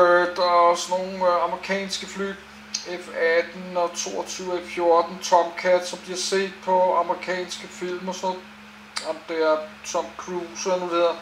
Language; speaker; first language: Danish; native; Danish